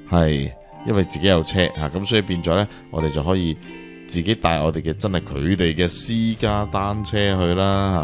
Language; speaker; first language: Cantonese; native; Cantonese